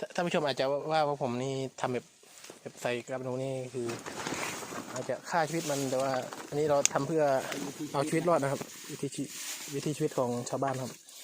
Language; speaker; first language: Thai; non-native, local second language; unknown